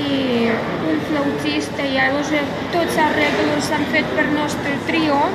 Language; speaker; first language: Catalan; non-native, fluent; Russian